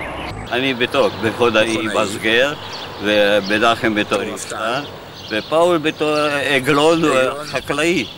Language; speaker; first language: Hebrew; non-native, fluent; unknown